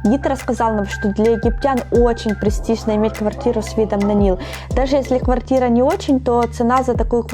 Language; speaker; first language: Russian; native; Russian